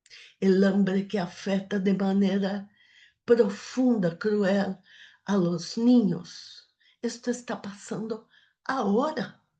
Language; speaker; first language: Spanish; non-native, fluent; Portuguese